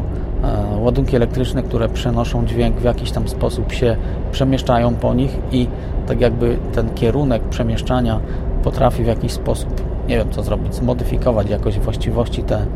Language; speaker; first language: Polish; native; Polish